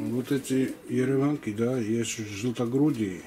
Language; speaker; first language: Russian; non-native, local second language; Georgian